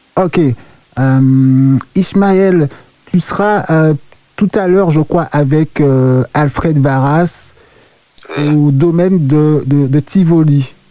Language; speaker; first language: French; native; French